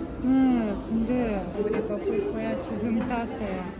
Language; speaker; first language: Korean; non-native, learner; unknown